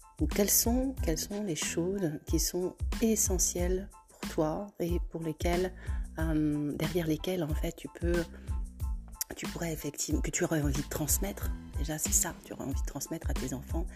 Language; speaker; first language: French; native; French